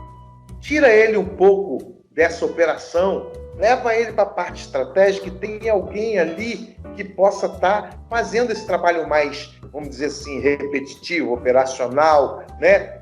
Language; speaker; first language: Portuguese; native; Portuguese